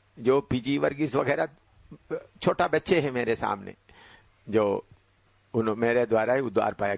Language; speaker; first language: Hindi; non-native, fluent; Malayalam